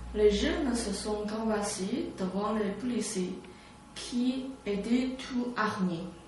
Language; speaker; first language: French; non-native, learner; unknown